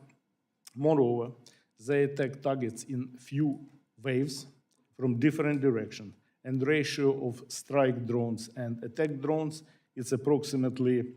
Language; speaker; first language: English; non-native, fluent; Ukrainian